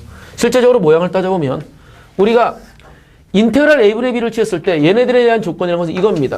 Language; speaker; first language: Korean; native; Korean